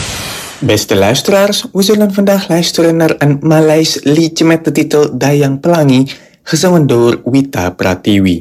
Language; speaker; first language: Dutch; non-native, fluent; Indonesian